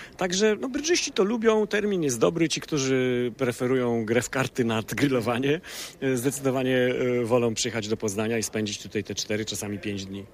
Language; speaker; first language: Polish; native; Polish